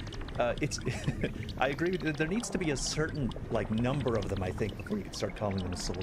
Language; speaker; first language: English; native; English